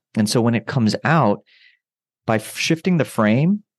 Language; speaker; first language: English; native; English